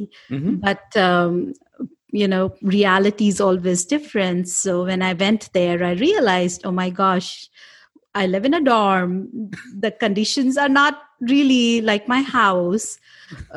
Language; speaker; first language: English; non-native, local second language; Hindi